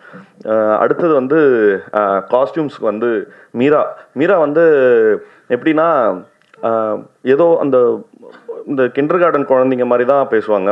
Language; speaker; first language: Tamil; native; Tamil